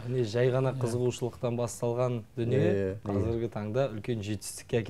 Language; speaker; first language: Kazakh; native; Kazakh